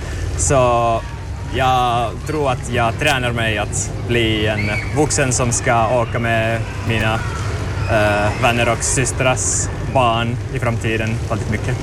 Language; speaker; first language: Swedish; non-native, learner; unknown